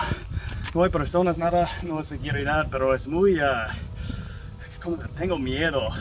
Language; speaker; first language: Spanish; non-native, learner; English